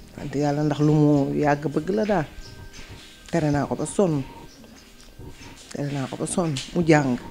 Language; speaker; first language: Wolof; native; Wolof